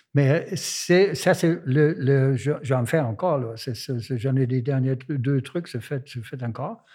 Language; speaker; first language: French; non-native, fluent; German